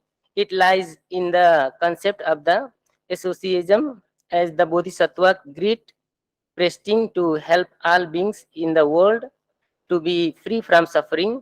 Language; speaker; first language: English; non-native, fluent; Thai